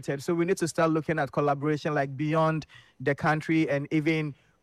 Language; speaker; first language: English; non-native, fluent; French